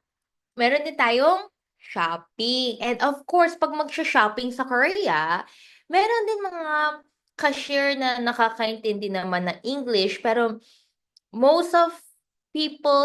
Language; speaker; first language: Filipino; native; Filipino